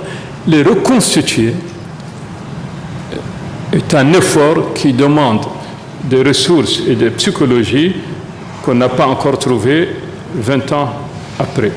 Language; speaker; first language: French; non-native, local second language; Arabic